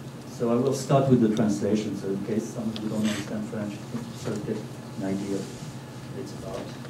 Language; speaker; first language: English; non-native, fluent; French